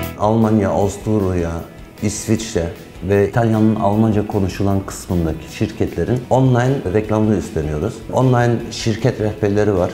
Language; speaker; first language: Turkish; early bilingual, heritage; Turkish